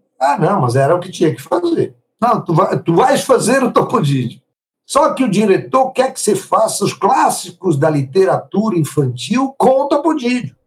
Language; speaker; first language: Portuguese; early bilingual, other home language; Italian